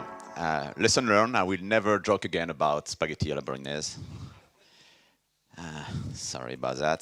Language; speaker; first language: English; non-native, fluent; French